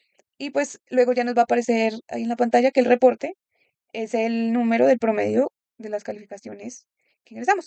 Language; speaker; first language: Spanish; native; Spanish